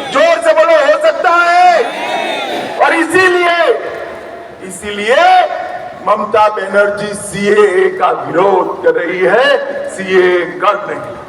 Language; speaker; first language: Hindi; non-native, local second language; Gujarati